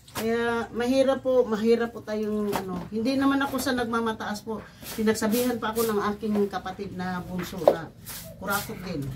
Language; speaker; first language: Filipino; non-native, local second language; Cebuano